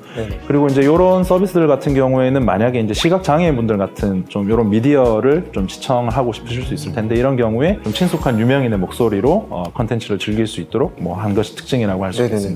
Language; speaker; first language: Korean; native; Korean